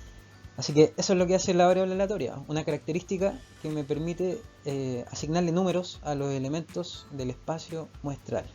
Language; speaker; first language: Spanish; native; Spanish